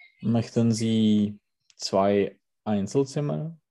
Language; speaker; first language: German; non-native, learner; Czech